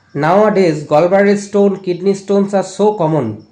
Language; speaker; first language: English; non-native, local second language; Bangla